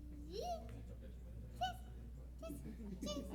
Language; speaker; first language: English; native; English